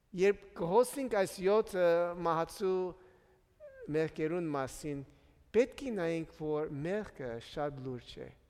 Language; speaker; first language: Armenian; early bilingual, heritage; Armenian